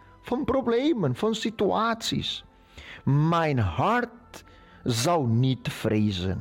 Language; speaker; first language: Dutch; non-native, fluent; Portuguese